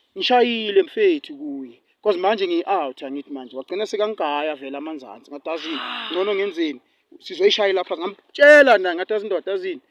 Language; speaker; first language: Zulu; native; Zulu